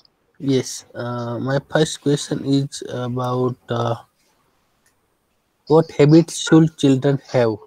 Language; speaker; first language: English; non-native, fluent; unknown